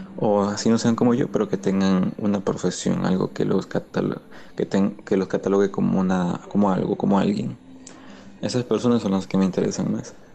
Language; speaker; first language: Spanish; native; Spanish